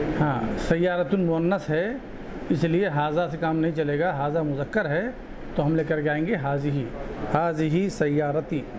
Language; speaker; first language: Urdu; native; Urdu